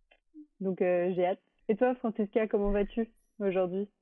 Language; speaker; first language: French; native; French